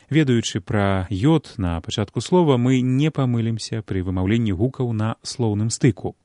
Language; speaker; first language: Belarusian; native; Belarusian